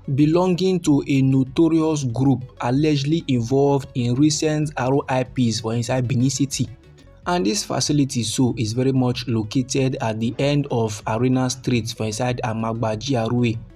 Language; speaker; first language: Nigerian Pidgin; native; Nigerian Pidgin